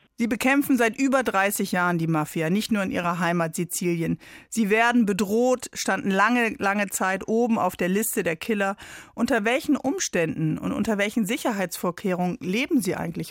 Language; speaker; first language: German; native; German